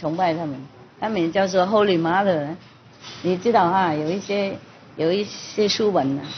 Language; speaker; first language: Chinese; non-native, fluent; Vietnamese